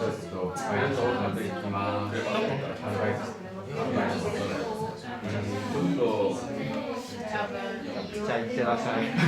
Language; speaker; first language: Japanese; non-native, learner; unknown